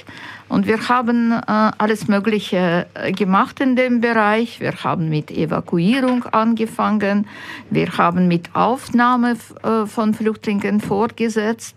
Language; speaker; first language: German; non-native, fluent; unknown